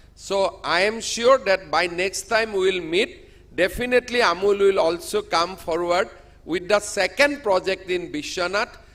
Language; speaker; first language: English; non-native, local second language; Assamese